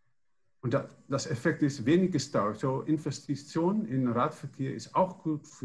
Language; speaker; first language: German; non-native, learner; Dutch